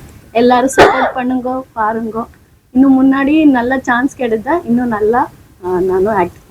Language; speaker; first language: Tamil; non-native, learner; Kannada